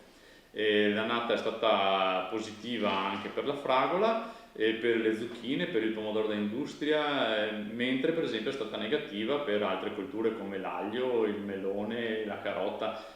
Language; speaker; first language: Italian; native; Italian